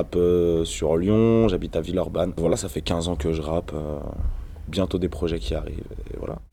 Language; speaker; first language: French; native; French